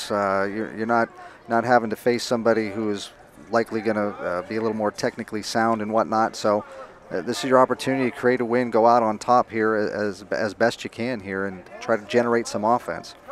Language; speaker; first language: English; native; English